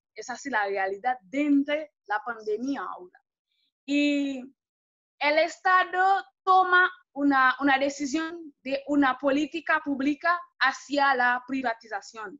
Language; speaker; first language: Spanish; non-native, fluent; Haitian Creole